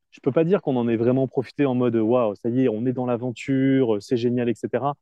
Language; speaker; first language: French; native; French